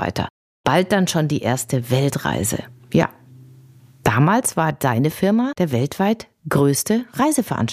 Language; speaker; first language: German; native; German